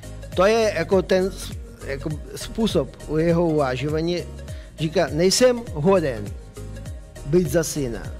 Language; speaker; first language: Czech; non-native, fluent; Russian